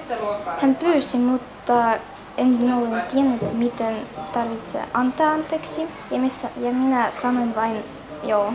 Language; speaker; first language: Finnish; early bilingual, other home language; Russian